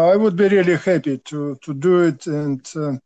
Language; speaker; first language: English; non-native, fluent; Russian